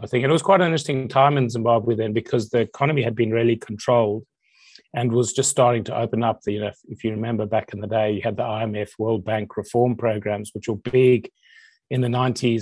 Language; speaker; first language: English; native; English